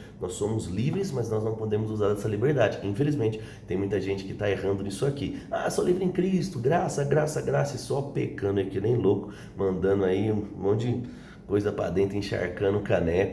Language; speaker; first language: Portuguese; native; Portuguese